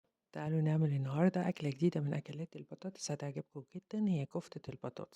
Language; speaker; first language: Arabic; native; Arabic